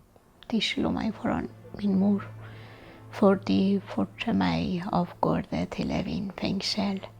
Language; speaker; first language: Norwegian; non-native, fluent; Persian